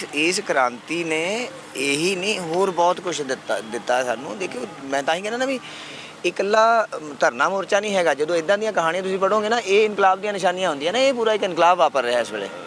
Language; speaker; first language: Punjabi; native; Punjabi